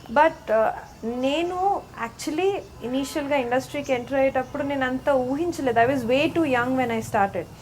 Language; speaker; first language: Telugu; native; Telugu